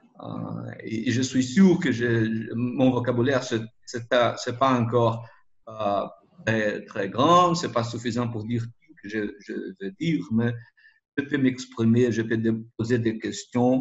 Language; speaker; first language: French; non-native, learner; Portuguese